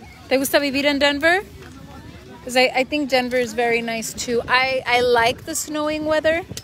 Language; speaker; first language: English; early bilingual, other home language; Spanish